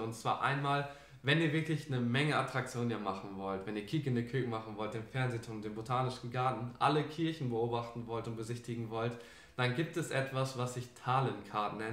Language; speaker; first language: German; native; German